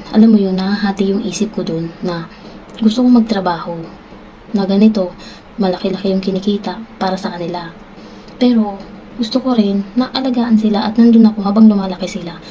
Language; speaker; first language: Filipino; native; Filipino